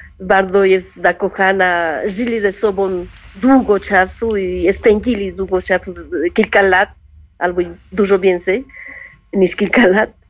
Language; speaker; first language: Polish; non-native, learner; Spanish